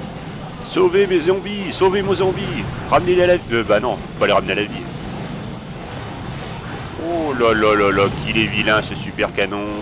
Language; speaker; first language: French; native; French